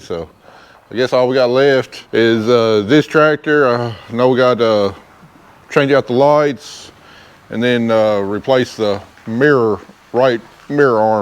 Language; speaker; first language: English; native; English